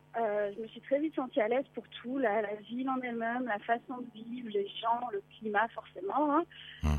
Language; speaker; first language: French; native; French